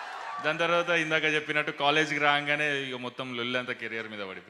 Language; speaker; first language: Telugu; native; Telugu